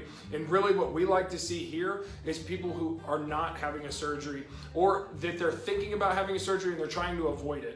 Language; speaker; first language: English; native; English